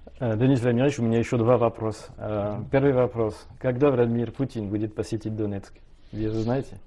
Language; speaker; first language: Russian; non-native, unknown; French